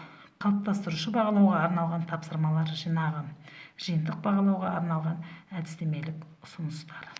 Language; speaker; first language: Kazakh; native; Kazakh